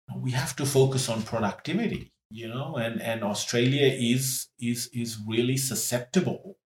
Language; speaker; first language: English; early bilingual, other home language; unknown